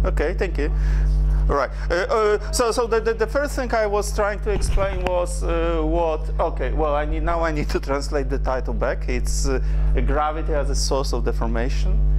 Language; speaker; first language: English; non-native, fluent; Polish